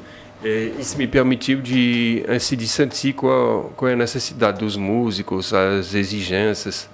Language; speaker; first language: Portuguese; non-native, fluent; French